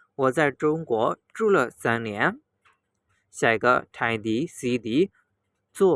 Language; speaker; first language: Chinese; non-native, fluent; Burmese